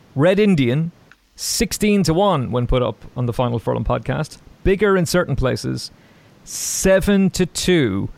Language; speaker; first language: English; native; English